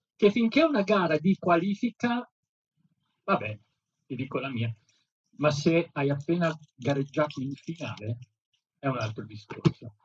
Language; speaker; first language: Italian; native; Italian